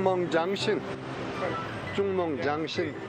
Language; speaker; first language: Korean; native; Korean